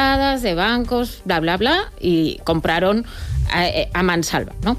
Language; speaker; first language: Spanish; native; Spanish